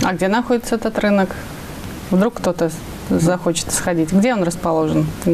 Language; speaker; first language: Russian; native; Russian